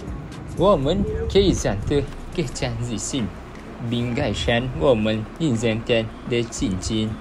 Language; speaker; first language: Chinese; non-native, learner; Malay